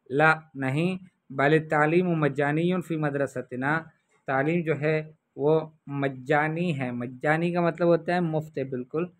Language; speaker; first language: Urdu; native; Urdu